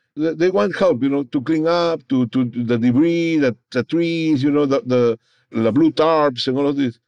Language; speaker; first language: English; non-native, learner; Spanish